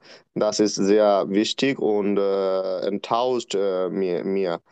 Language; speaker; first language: German; non-native, learner; Bangla